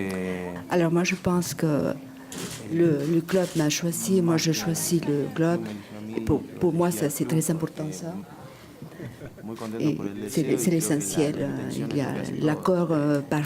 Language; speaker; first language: French; non-native, learner; Spanish